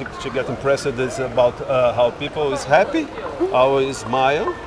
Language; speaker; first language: English; non-native, fluent; Portuguese